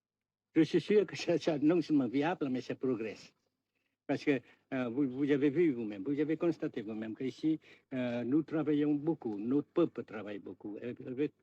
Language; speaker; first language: French; non-native, local second language; Vietnamese